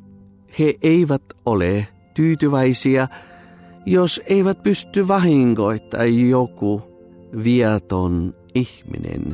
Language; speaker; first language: Finnish; non-native, fluent; Bulgarian